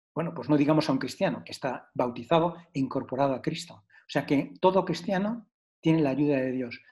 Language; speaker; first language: Spanish; native; Spanish